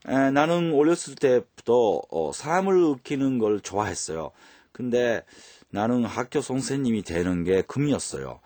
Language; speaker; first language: Korean; non-native, fluent; Japanese